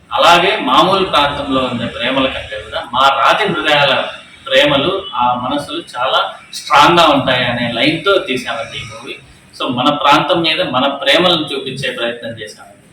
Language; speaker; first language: Telugu; native; Telugu